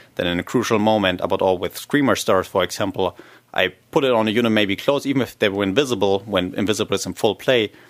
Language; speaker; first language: English; non-native, fluent; German